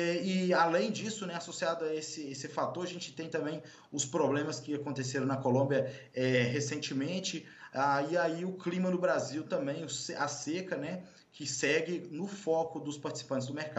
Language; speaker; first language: Portuguese; native; Portuguese